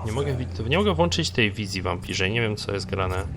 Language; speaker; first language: Polish; native; Polish